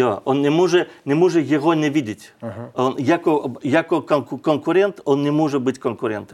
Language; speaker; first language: Czech; non-native, learner; Russian